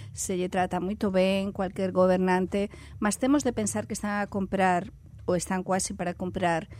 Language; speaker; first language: Portuguese; non-native, fluent; Spanish